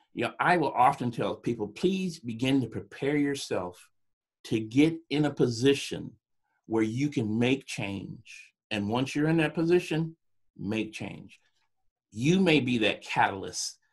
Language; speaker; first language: English; native; English